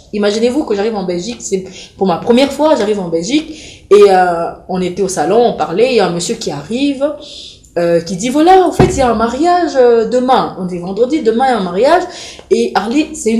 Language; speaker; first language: French; non-native, local second language; Lingala